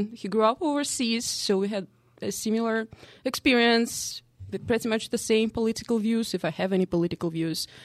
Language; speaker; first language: English; non-native, fluent; Uzbek